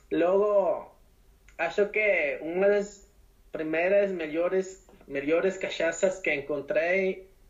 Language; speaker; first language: Portuguese; non-native, learner; Spanish